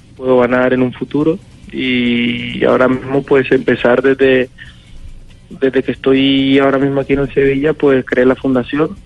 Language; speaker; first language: Spanish; native; Spanish